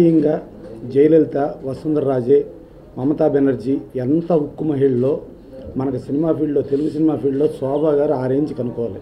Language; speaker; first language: Telugu; native; Telugu